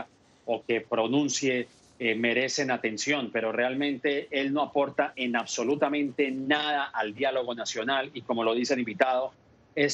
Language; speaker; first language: Spanish; native; Spanish